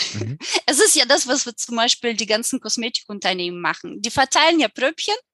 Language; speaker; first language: German; non-native, fluent; Ukrainian